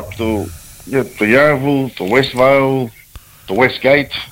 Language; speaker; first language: Greek; early bilingual, heritage; Greek